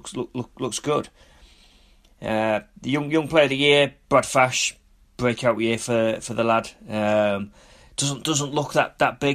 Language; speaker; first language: English; native; English